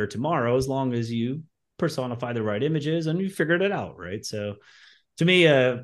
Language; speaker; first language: English; native; English